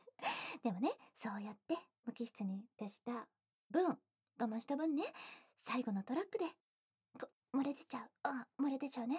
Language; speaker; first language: Japanese; native; Japanese